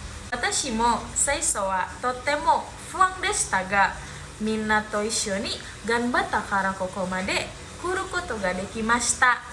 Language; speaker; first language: Japanese; non-native, learner; Indonesian